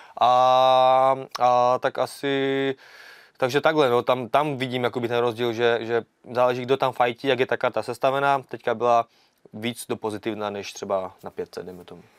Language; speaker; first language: Czech; early bilingual, other home language; Vietnamese